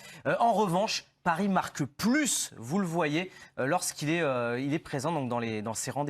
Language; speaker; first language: French; native; French